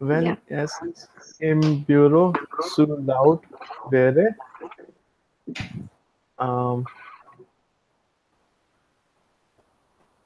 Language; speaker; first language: German; non-native, learner; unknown